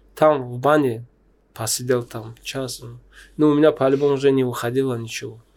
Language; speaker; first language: Russian; non-native, local second language; Tajik